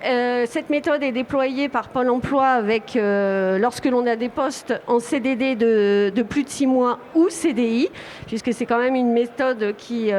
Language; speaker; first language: French; native; French